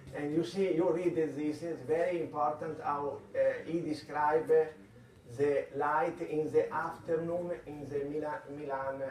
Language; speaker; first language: English; non-native, fluent; Italian